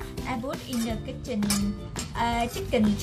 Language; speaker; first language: English; non-native, learner; Vietnamese